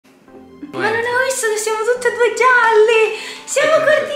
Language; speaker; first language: Italian; native; Italian